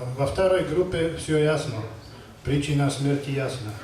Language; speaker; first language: Russian; non-native, learner; Slovak